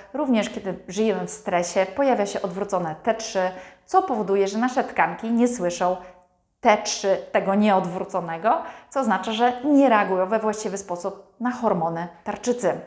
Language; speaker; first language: Polish; native; Polish